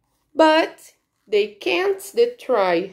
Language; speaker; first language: English; non-native, learner; Portuguese